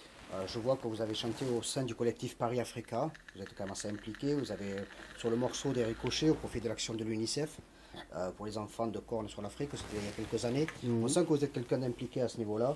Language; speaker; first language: French; native; French